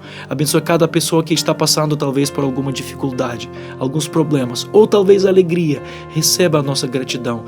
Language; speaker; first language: Portuguese; non-native, fluent; Ukrainian